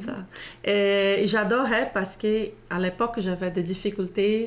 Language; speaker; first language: French; non-native, fluent; Portuguese